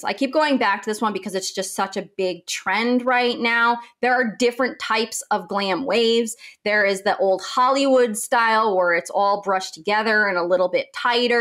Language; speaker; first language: English; native; English